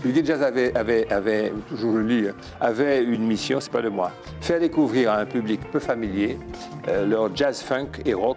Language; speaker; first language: French; native; French